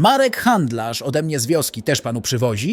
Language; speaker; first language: Polish; native; Polish